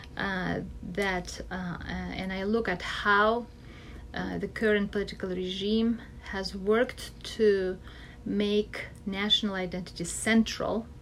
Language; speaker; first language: English; non-native, fluent; Russian